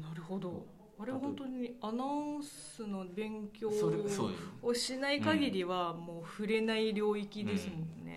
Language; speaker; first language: Japanese; non-native, fluent; Chinese